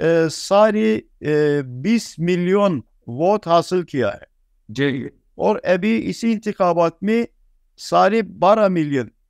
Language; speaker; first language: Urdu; non-native, fluent; Turkish